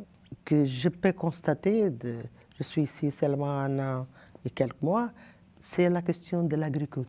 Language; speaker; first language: French; non-native, learner; Portuguese